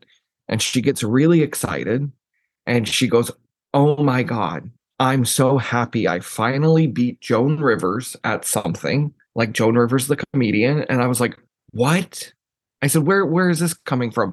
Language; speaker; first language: English; native; English